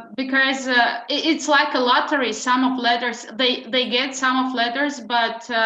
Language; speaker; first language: English; non-native, fluent; Russian